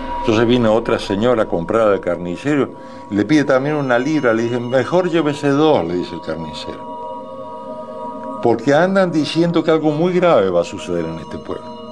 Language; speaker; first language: Spanish; native; Spanish